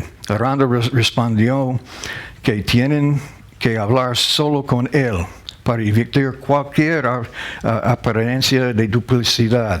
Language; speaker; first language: Spanish; non-native, learner; English